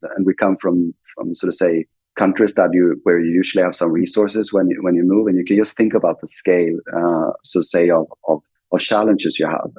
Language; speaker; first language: English; non-native, fluent; Swedish